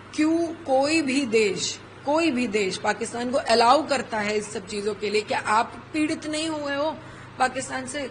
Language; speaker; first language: Hindi; native; Hindi